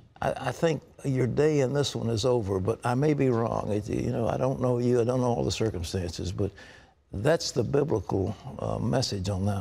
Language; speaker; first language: English; native; English